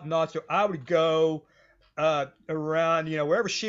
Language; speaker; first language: English; native; English